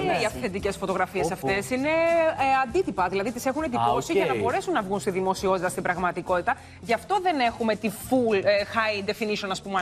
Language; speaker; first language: Greek; native; Greek